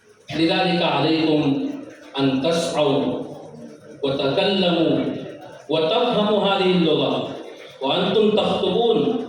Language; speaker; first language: Arabic; non-native, fluent; Urdu